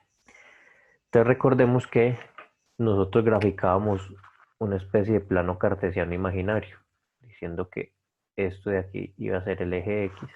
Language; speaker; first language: Spanish; native; Spanish